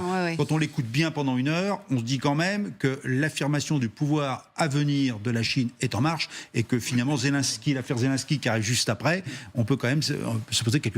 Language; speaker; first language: French; native; French